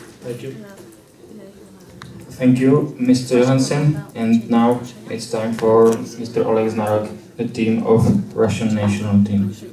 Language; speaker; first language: English; non-native, learner; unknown